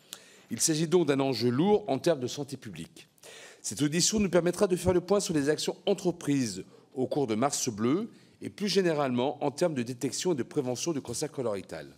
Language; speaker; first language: French; native; French